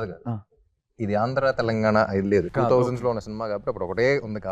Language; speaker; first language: Telugu; native; Telugu